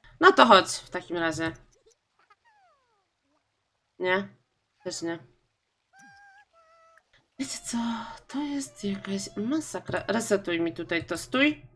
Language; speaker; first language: Polish; native; Polish